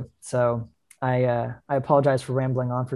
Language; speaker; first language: English; native; English